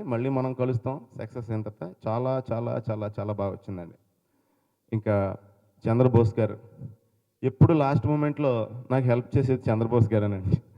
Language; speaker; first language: Telugu; native; Telugu